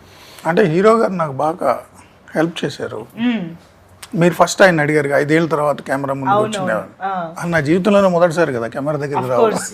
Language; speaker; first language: Telugu; native; Telugu